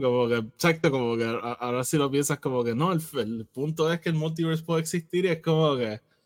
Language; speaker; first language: Spanish; native; Spanish